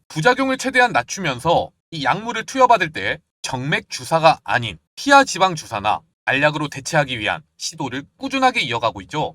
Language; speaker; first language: Korean; native; Korean